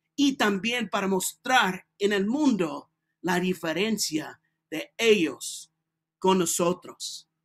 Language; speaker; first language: Spanish; non-native, learner; English